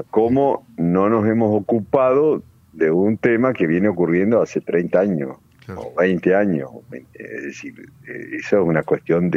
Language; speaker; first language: Spanish; native; Spanish